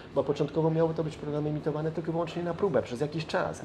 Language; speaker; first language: Polish; early bilingual, other home language; Spanish